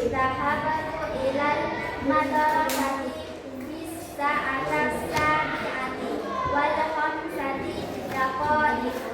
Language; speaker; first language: Arabic; non-native, learner; Indonesian